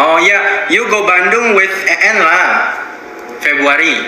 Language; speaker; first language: English; non-native, learner; Indonesian